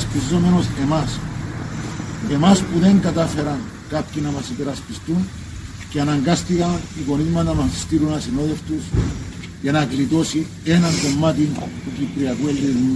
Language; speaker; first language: Greek; native; Greek